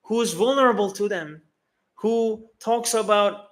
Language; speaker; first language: English; non-native, fluent; Turkish